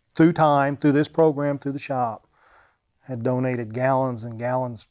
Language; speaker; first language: English; native; English